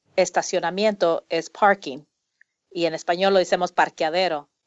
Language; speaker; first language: Spanish; early bilingual, heritage; Spanish